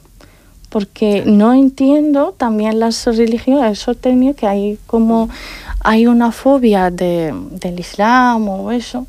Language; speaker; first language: Spanish; non-native, fluent; Arabic